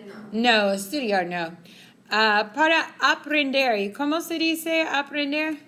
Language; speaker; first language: Spanish; non-native, fluent; English